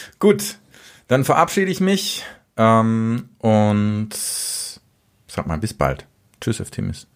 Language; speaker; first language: German; native; German